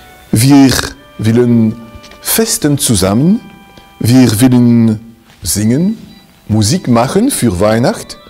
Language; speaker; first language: German; non-native, local second language; French